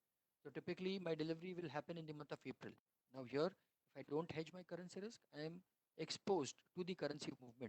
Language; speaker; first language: English; non-native, local second language; Hindi